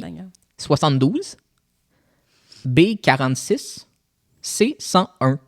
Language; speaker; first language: French; native; French